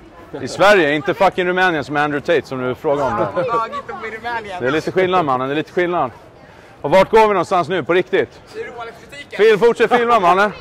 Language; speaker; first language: Swedish; native; Swedish